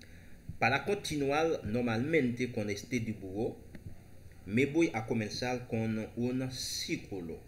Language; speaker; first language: Spanish; non-native, learner; Haitian Creole